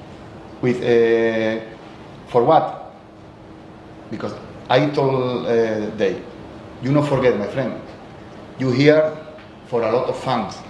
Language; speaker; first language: English; non-native, learner; Spanish